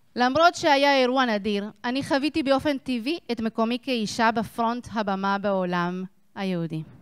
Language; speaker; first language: Hebrew; non-native, fluent; Spanish